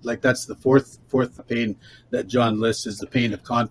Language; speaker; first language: English; native; English